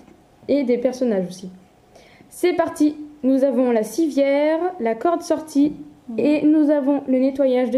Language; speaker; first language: French; native; French